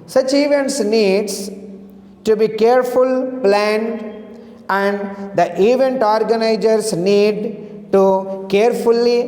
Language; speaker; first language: English; non-native, local second language; Telugu